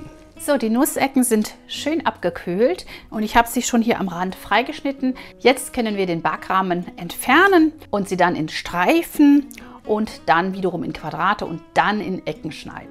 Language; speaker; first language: German; native; German